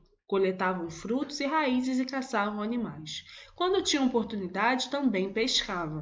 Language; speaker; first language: Portuguese; native; Portuguese